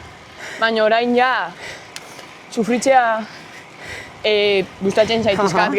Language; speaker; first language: Basque; non-native, local second language; Spanish